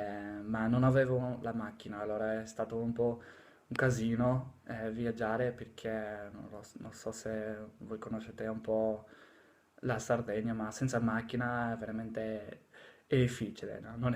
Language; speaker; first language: Italian; non-native, fluent; English